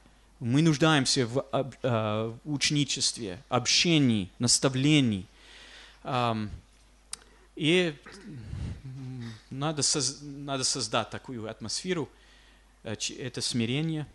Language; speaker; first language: Russian; non-native, fluent; English